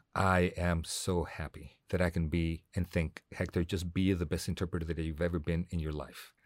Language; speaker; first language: English; non-native, fluent; Spanish